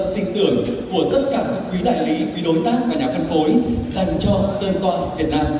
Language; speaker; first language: Vietnamese; native; Vietnamese